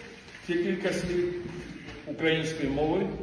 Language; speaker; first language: Ukrainian; non-native, fluent; Georgian